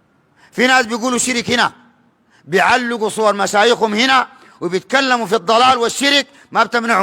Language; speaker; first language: Arabic; native; Arabic